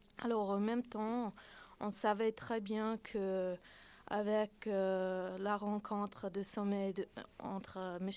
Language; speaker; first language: French; non-native, fluent; English